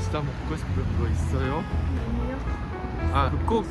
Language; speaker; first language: Korean; non-native, learner; Japanese